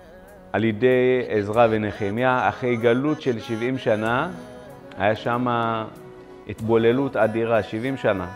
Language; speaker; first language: Hebrew; non-native, fluent; Amharic